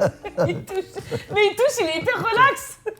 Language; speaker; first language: French; native; French